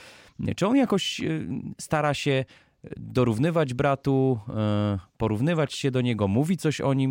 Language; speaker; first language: Polish; native; Polish